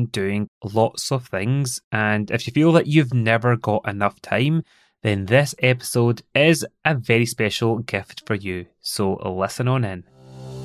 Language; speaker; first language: English; native; English